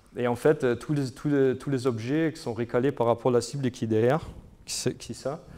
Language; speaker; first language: French; non-native, fluent; German